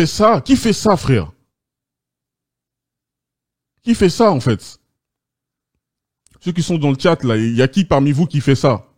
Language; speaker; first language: French; native; French